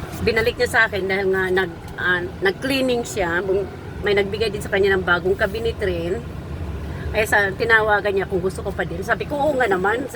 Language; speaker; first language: Filipino; non-native, local second language; Cebuano